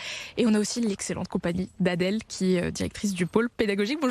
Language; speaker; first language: French; native; French